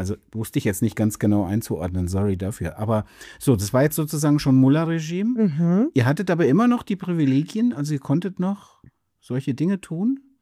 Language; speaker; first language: German; native; German